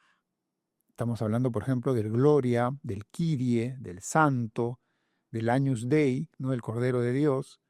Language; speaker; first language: Spanish; native; Spanish